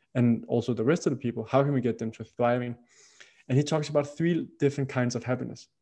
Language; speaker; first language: English; non-native, fluent; Danish